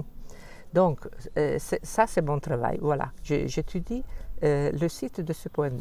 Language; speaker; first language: French; non-native, fluent; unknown